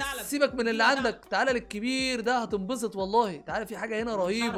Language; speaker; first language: Arabic; native; Arabic